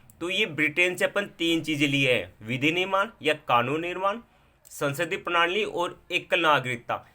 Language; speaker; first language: Hindi; native; Hindi